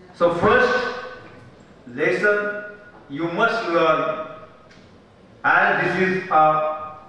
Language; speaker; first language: English; non-native, local second language; Marathi